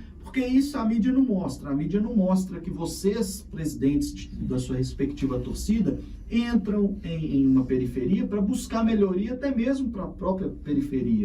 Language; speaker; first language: Portuguese; native; Portuguese